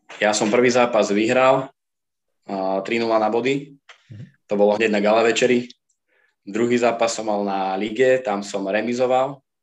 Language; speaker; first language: Slovak; native; Slovak